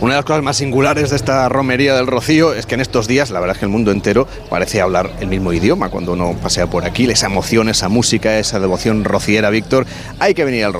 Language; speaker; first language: Spanish; native; Spanish